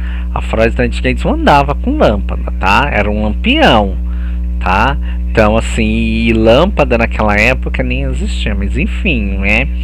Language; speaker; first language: Portuguese; native; Portuguese